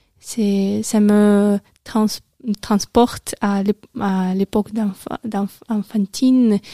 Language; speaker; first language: French; non-native, learner; Russian